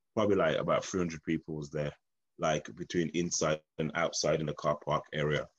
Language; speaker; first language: English; native; English